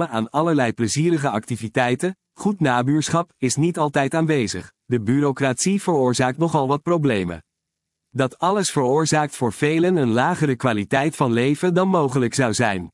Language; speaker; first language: Dutch; native; Dutch